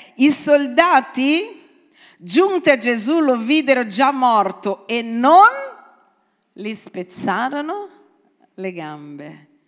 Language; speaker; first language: Italian; non-native, fluent; Portuguese